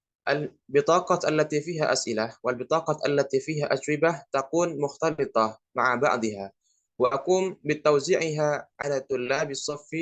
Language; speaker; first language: Arabic; non-native, learner; Indonesian